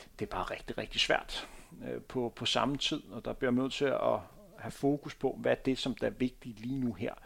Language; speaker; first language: Danish; native; Danish